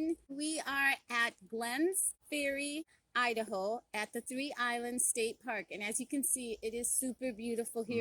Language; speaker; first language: English; native; English